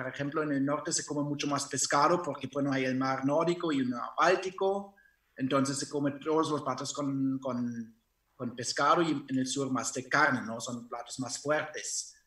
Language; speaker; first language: Spanish; non-native, fluent; German